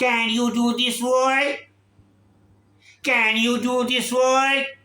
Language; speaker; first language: English; non-native, local second language; Urdu